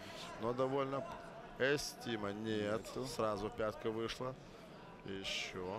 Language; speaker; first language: Russian; native; Russian